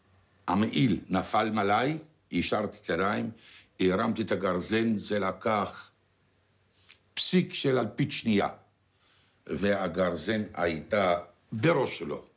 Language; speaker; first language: Hebrew; non-native, fluent; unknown